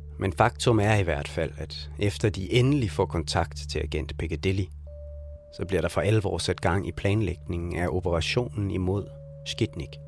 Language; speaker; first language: Danish; native; Danish